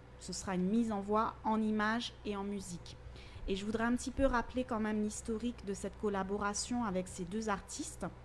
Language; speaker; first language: French; native; French